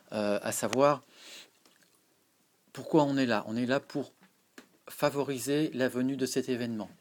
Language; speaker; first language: French; native; French